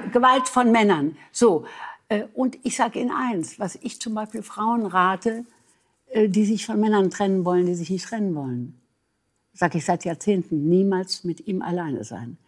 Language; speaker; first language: German; native; German